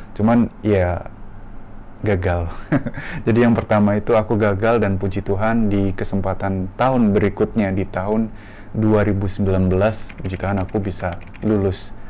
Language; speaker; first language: Indonesian; native; Indonesian